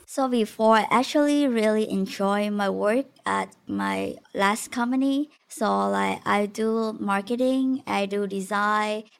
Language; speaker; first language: English; non-native, fluent; Vietnamese